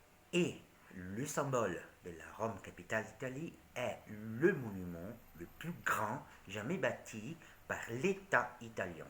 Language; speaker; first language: French; non-native, learner; Italian